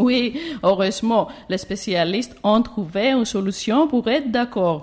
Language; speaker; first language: French; non-native, learner; Greek